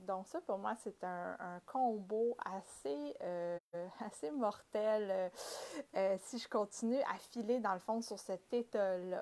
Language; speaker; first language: French; native; French